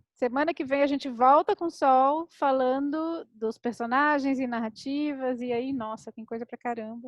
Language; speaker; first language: Portuguese; native; Portuguese